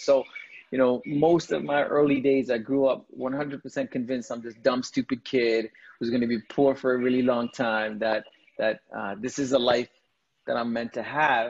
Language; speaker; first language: English; non-native, local second language; Tamil